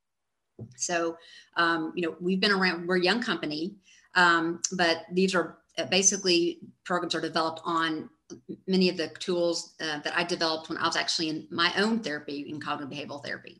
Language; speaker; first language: English; native; English